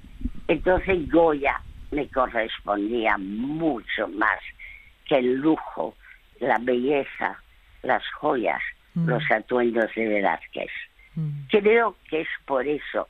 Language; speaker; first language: Spanish; early bilingual, other home language; French